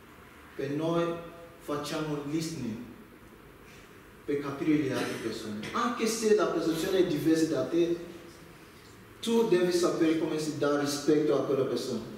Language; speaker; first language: Italian; non-native, learner; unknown